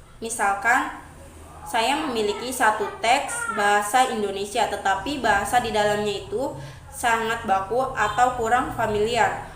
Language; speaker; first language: Indonesian; non-native, local second language; Javanese